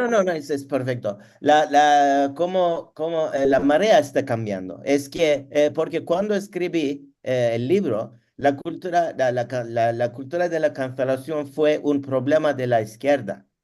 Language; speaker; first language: Spanish; non-native, learner; Turkish